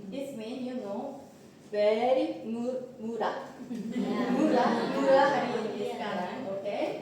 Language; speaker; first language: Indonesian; non-native, learner; Korean